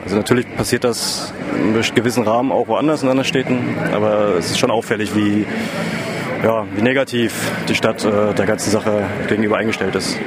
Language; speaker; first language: German; native; German